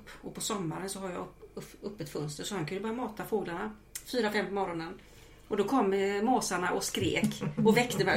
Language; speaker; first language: Swedish; native; Swedish